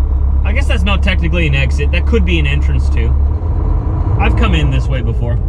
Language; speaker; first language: English; native; English